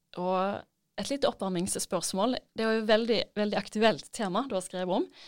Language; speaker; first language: Norwegian; native; Norwegian